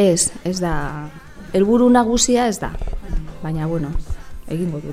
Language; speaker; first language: Basque; non-native, local second language; Spanish